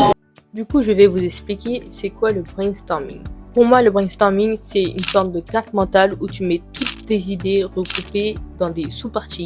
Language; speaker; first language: French; native; French